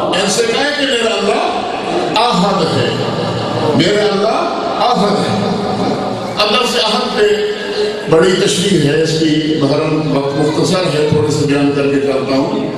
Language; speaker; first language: Urdu; non-native, local second language; Punjabi